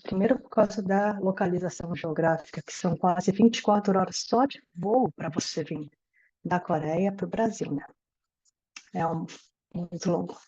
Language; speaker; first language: Portuguese; early bilingual, other home language; Korean